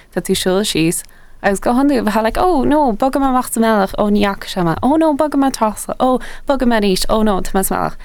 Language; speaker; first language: Irish; native; Irish